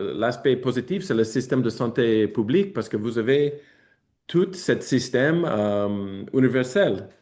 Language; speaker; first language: French; non-native, fluent; English